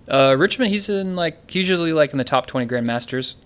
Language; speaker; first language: English; native; English